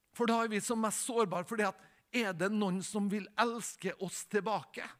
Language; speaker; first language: Norwegian; native; Norwegian